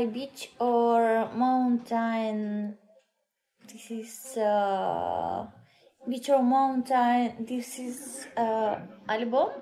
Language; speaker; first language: English; non-native, learner; Russian